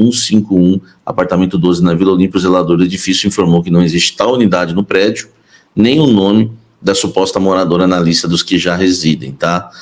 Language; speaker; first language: Portuguese; native; Portuguese